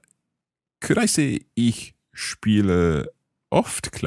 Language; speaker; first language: German; non-native, learner; English